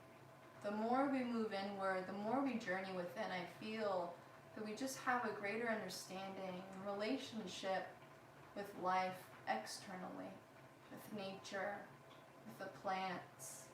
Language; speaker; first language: English; native; English